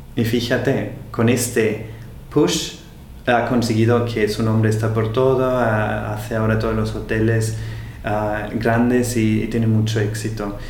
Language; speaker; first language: Spanish; non-native, fluent; German